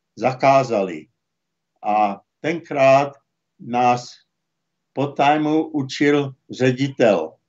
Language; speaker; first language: Czech; native; Czech